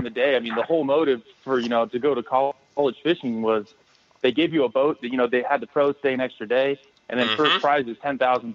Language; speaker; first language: English; native; English